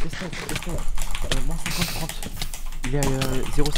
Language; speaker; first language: French; native; French